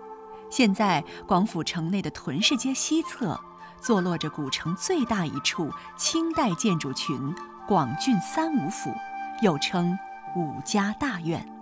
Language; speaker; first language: Chinese; native; Chinese